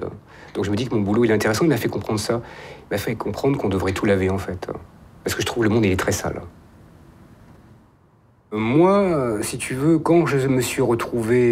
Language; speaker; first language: French; native; French